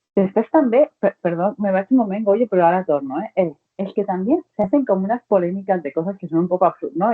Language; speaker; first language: Spanish; native; Spanish